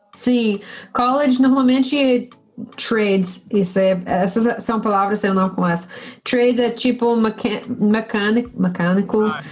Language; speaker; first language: Portuguese; non-native, learner; English